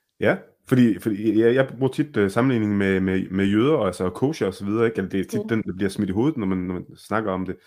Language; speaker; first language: Danish; early bilingual, other home language; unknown